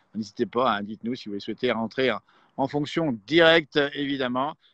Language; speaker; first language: French; native; French